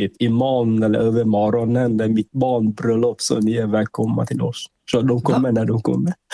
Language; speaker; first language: Swedish; non-native, fluent; Vietnamese